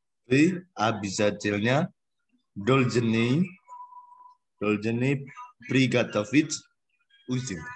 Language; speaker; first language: Russian; non-native, learner; Indonesian